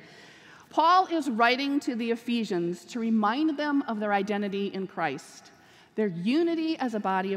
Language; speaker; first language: English; native; English